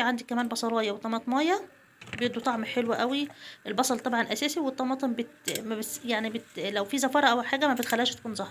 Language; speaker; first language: Arabic; native; Arabic